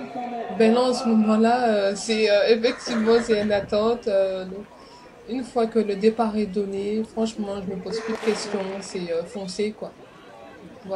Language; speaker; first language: French; native; French